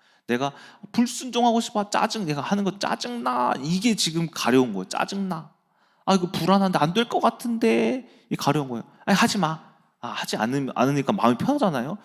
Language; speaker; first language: Korean; native; Korean